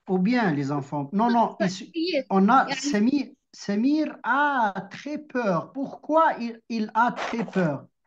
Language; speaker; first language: French; non-native, local second language; Arabic